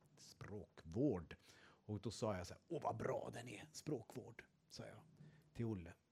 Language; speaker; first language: Swedish; native; Swedish